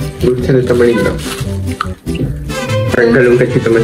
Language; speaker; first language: Spanish; native; Spanish